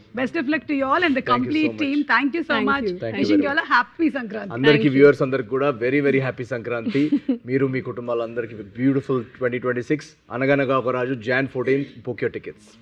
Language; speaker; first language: Telugu; native; Telugu